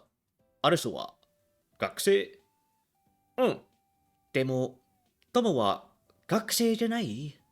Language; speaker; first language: Japanese; non-native, learner; English